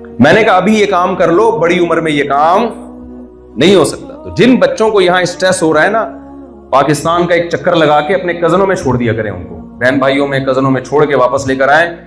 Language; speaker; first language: Urdu; native; Urdu